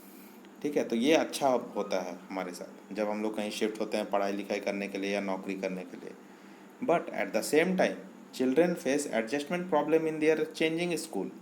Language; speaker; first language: Hindi; native; Hindi